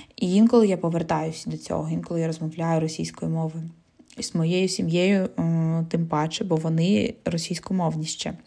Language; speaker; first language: Ukrainian; non-native, local second language; Russian